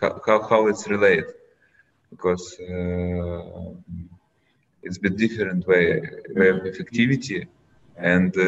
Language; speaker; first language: English; non-native, learner; Russian